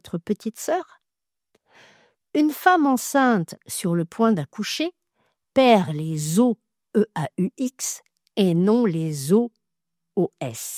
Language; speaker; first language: French; native; French